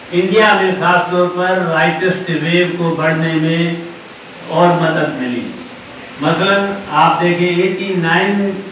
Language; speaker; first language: Urdu; non-native, local second language; Sindhi